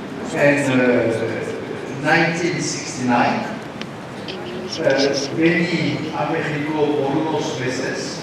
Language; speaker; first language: Spanish; non-native, learner; French